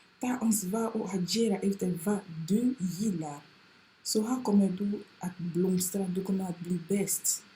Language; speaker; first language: Swedish; non-native, fluent; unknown